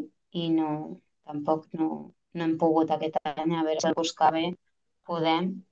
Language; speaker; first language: Catalan; non-native, local second language; Spanish